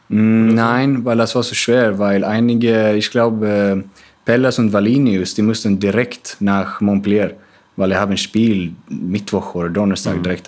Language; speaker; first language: German; non-native, fluent; Swedish